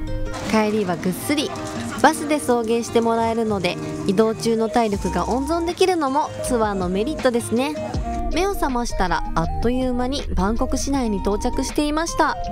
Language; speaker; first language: Japanese; native; Japanese